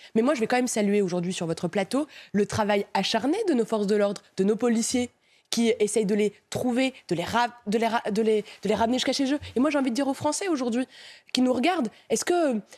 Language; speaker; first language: French; native; French